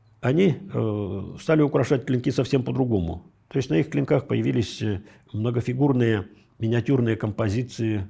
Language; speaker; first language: Russian; native; Russian